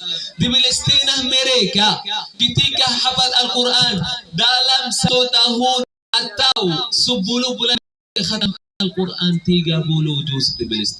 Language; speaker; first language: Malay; non-native, fluent; Arabic